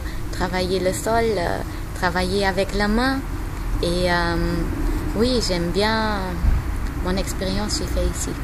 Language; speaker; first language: French; non-native, fluent; German